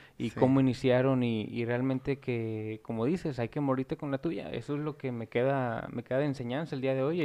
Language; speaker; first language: Spanish; native; Spanish